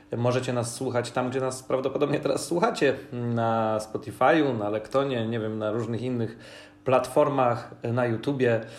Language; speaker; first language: Polish; native; Polish